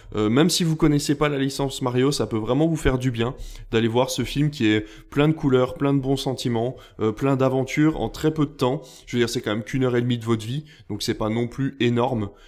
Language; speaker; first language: French; native; French